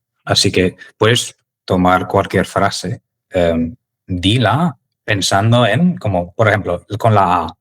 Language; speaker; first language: Spanish; non-native, fluent; English